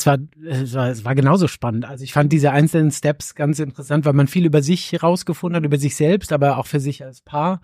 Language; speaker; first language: German; native; German